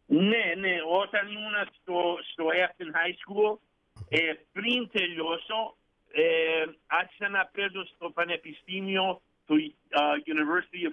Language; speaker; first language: Greek; early bilingual, heritage; Greek